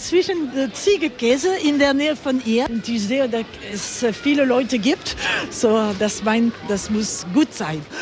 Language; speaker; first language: German; non-native, fluent; French